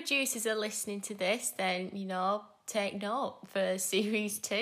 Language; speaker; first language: English; native; English